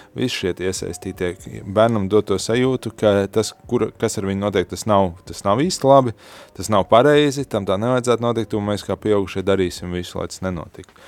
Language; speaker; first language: Latvian; native; Latvian